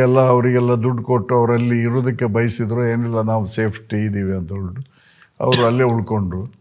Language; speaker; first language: Kannada; non-native, local second language; Konkani